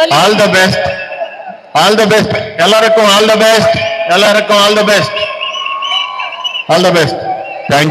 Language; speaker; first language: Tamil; non-native, learner; Telugu